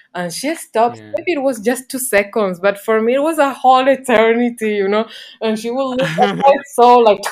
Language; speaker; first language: English; non-native, fluent; Spanish